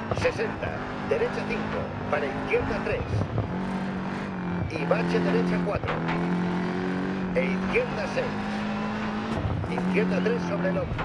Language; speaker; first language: Spanish; native; Spanish